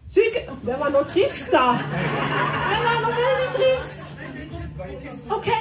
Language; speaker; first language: Norwegian; non-native, fluent; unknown